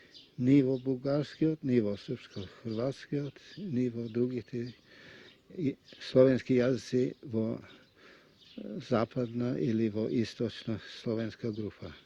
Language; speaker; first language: Macedonian; non-native, fluent; Russian